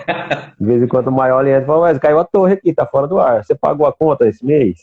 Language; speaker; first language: Portuguese; native; Portuguese